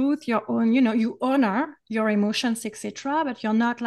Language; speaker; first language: English; non-native, fluent; French